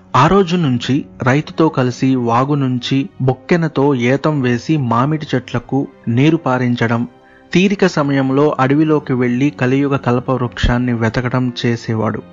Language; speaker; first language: Telugu; native; Telugu